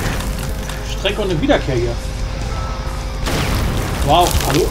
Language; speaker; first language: German; native; German